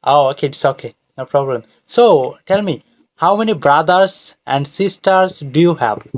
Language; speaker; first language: English; non-native, fluent; Bangla